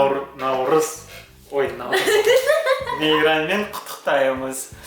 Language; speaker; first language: Kazakh; non-native, local second language; Uyghur